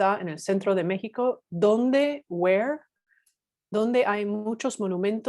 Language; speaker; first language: Spanish; non-native, fluent; English